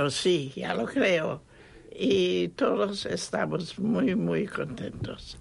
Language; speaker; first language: Spanish; non-native, fluent; German